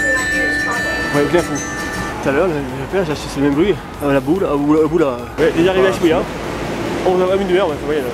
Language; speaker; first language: French; native; French